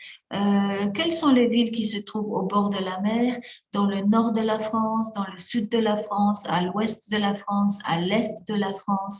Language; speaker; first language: French; non-native, fluent; Spanish